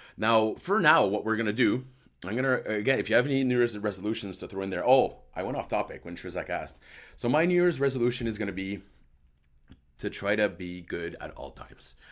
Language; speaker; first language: English; early bilingual, other home language; French